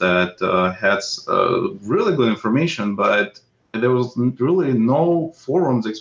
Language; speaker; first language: English; non-native, fluent; Russian